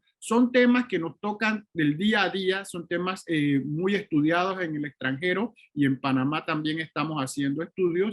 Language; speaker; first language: Spanish; native; Spanish